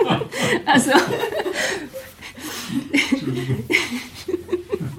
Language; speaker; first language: German; non-native, fluent; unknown